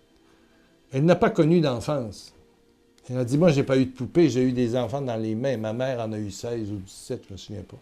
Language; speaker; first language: French; native; French